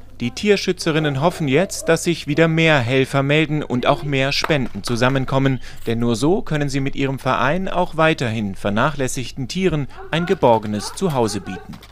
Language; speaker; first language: German; native; German